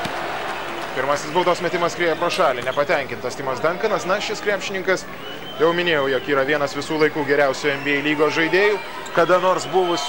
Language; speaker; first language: Lithuanian; native; Lithuanian